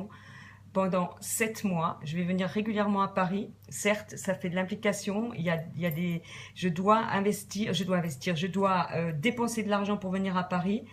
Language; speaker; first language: French; native; French